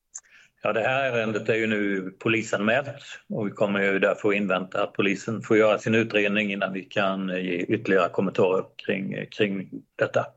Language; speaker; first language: Swedish; native; Swedish